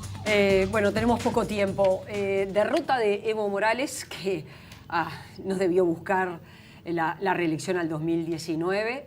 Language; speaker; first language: Spanish; native; Spanish